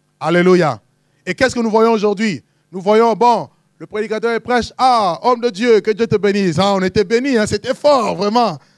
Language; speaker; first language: French; non-native, local second language; Lingala